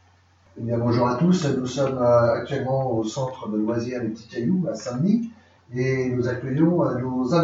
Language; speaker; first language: French; native; French